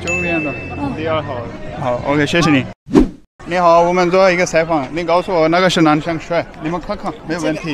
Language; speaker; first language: Chinese; non-native, learner; Urdu